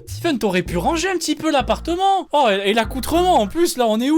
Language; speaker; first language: French; native; French